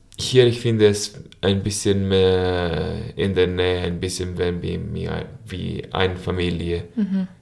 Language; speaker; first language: German; non-native, learner; Spanish